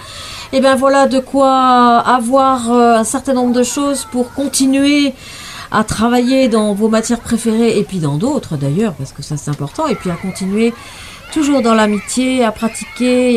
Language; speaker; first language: French; native; French